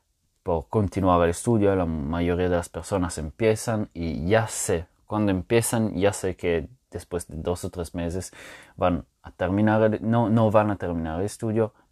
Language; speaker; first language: Spanish; non-native, fluent; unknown